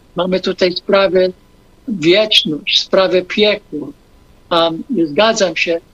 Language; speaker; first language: Polish; non-native, fluent; English